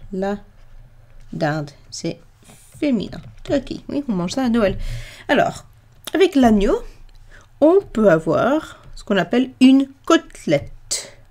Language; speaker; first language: French; non-native, fluent; English